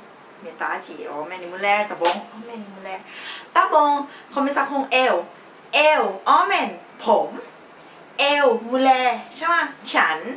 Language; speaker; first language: Portuguese; non-native, fluent; Thai